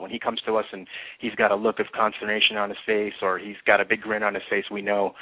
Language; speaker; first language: English; native; English